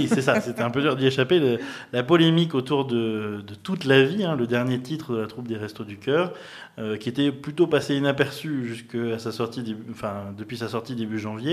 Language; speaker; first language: French; native; French